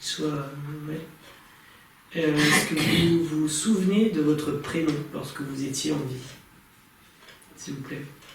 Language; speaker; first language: French; native; French